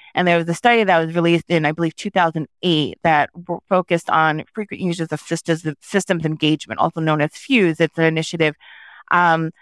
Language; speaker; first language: English; early bilingual, other home language; Haitian Creole